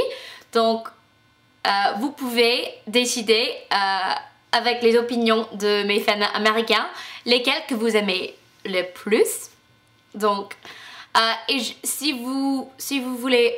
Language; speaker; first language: French; non-native, fluent; English